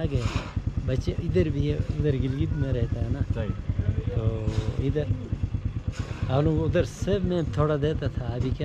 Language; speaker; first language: Hindi; non-native, local second language; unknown